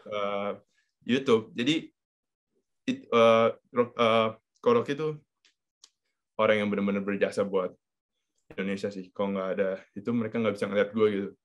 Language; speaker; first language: Indonesian; native; Indonesian